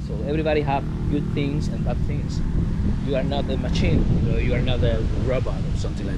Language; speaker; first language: English; non-native, fluent; Spanish